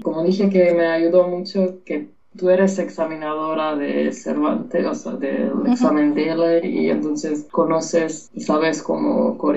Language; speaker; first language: Spanish; non-native, fluent; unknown